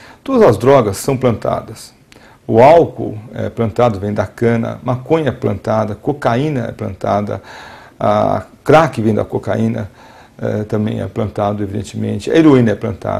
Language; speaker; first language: Portuguese; native; Portuguese